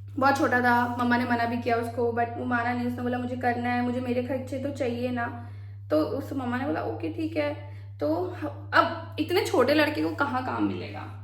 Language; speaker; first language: Hindi; native; Hindi